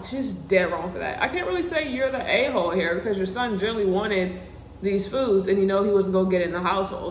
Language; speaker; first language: English; native; English